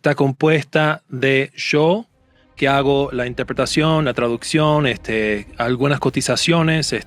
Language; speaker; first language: Spanish; non-native, fluent; English